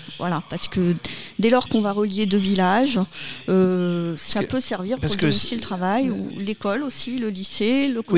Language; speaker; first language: French; native; French